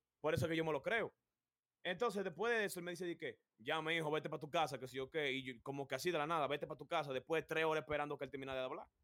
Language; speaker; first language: Spanish; native; Spanish